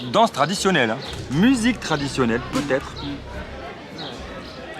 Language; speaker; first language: French; native; French